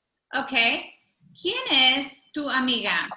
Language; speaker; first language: Spanish; non-native, fluent; English